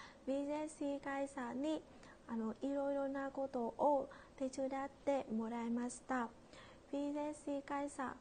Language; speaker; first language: Japanese; non-native, learner; Vietnamese